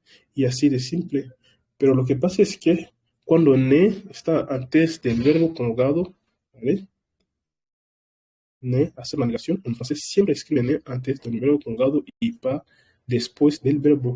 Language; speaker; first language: Spanish; non-native, fluent; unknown